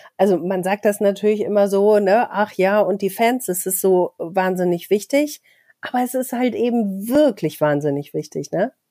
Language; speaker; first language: German; native; German